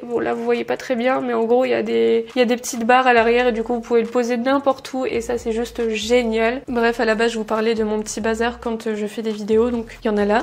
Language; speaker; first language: French; native; French